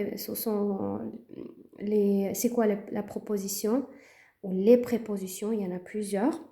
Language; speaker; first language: French; native; French